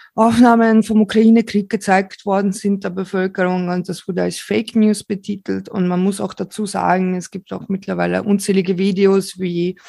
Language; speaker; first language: German; early bilingual, other home language; Slovak